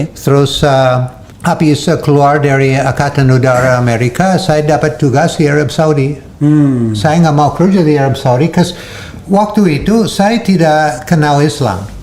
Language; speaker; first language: Indonesian; non-native, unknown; English